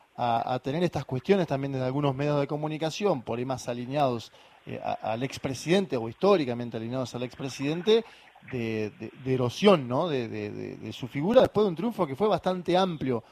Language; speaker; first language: Spanish; native; Spanish